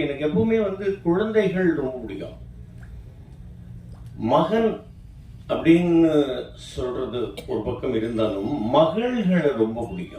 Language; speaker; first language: Tamil; native; Tamil